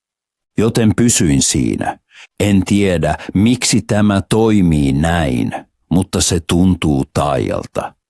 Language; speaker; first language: Finnish; non-native, fluent; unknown